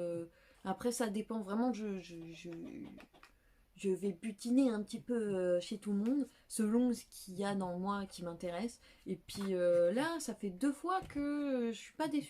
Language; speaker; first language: French; native; French